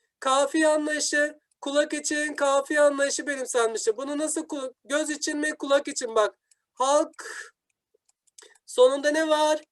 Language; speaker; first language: Turkish; native; Turkish